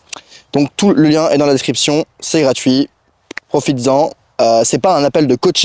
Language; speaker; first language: French; native; French